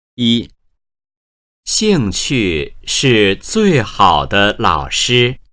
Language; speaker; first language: Chinese; native; Chinese